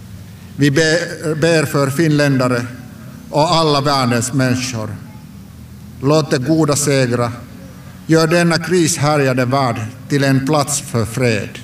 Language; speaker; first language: Swedish; non-native, local second language; Finnish